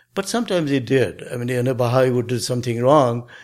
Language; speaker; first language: English; non-native, local second language; Nepali